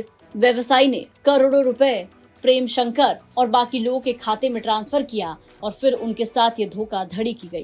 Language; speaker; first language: Hindi; native; Hindi